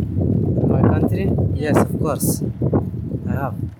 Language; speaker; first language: English; non-native, learner; Arabic